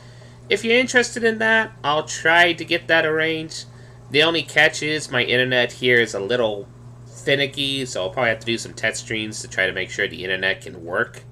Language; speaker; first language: English; native; English